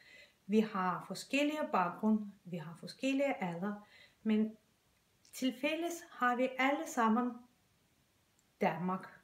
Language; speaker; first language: Danish; non-native, fluent; Azerbaijani